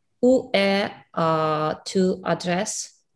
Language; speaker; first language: French; non-native, learner; English